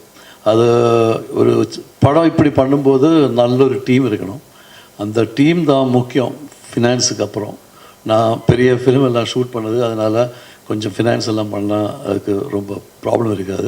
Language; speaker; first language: Tamil; non-native, fluent; Malayalam